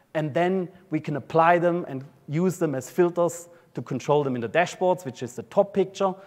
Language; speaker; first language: English; non-native, fluent; German